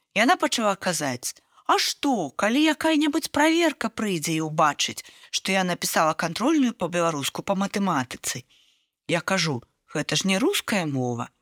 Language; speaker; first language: Belarusian; non-native, local second language; Russian